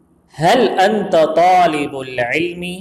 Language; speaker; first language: Arabic; non-native, fluent; Urdu